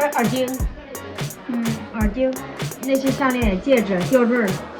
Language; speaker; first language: Chinese; native; Chinese